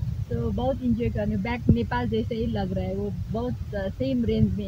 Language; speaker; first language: Hindi; non-native, learner; Nepali